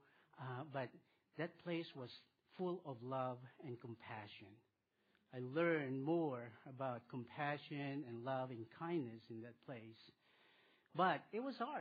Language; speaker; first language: English; non-native, local second language; Filipino